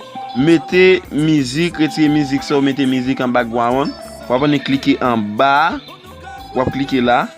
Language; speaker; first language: French; non-native, learner; Haitian Creole